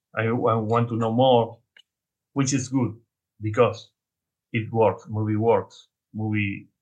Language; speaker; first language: English; non-native, learner; Spanish